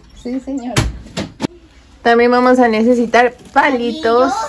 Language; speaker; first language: Spanish; native; Spanish